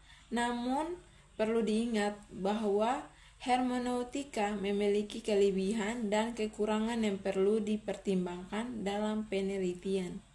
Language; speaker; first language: Indonesian; native; Indonesian